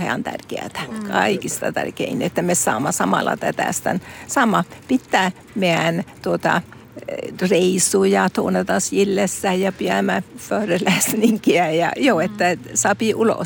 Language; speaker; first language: Finnish; early bilingual, heritage; Finnish